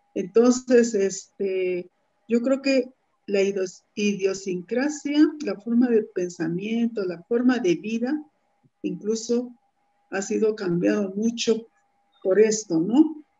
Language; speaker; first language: Spanish; native; Spanish